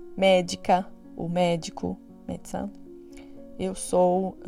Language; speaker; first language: French; non-native, fluent; Portuguese